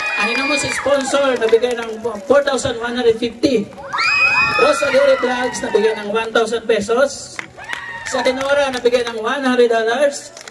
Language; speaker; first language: Filipino; native; Filipino